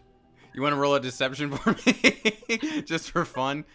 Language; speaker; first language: English; native; English